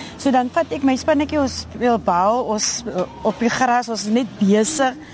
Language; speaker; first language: Afrikaans; native; Afrikaans